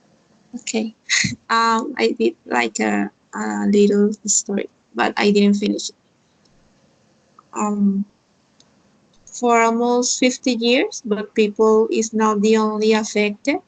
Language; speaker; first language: English; non-native, learner; Spanish